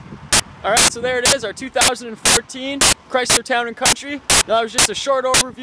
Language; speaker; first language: English; native; English